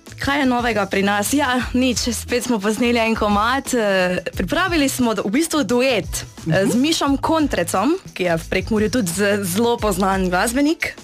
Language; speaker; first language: Slovenian; native; Slovenian